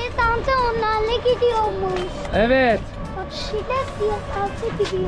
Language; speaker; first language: Turkish; early bilingual, heritage; Turkish